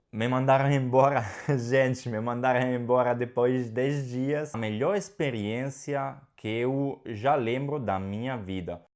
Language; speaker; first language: Portuguese; non-native, fluent; Italian